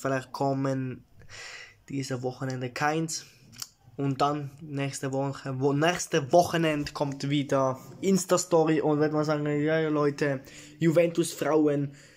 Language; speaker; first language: German; early bilingual, other home language; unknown